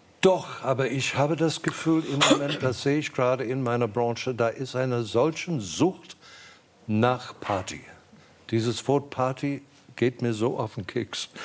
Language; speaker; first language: German; non-native, fluent; English